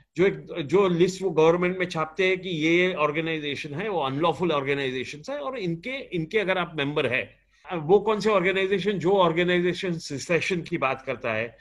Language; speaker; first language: Hindi; non-native, local second language; Gujarati